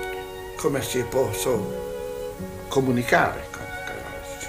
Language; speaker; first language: Italian; non-native, learner; Hungarian